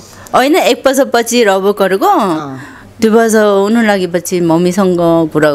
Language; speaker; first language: Nepali; non-native, learner; Korean